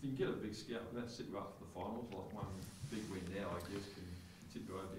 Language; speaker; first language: English; native; English